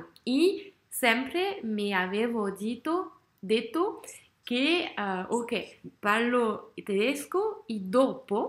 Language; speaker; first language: Italian; non-native, learner; French